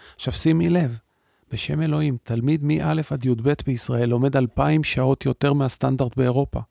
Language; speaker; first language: Hebrew; native; Hebrew